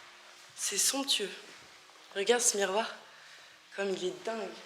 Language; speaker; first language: French; native; French